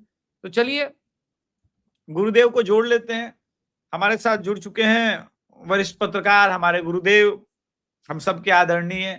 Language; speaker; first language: Hindi; native; Hindi